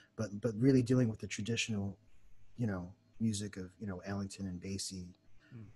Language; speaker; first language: English; native; English